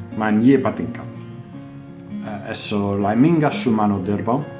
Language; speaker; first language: Lithuanian; non-native, learner; English